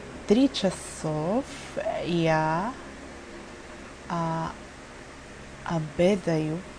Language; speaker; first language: Russian; non-native, learner; English